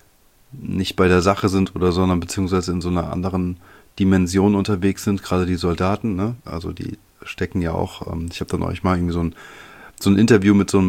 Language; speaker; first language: German; native; German